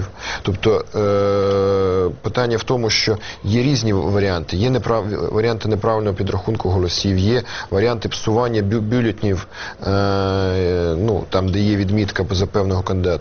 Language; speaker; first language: Ukrainian; native; Ukrainian